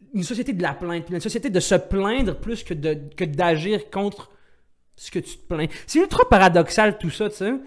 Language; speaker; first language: French; non-native, local second language; Arabic